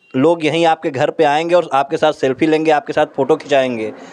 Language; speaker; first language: Hindi; native; Hindi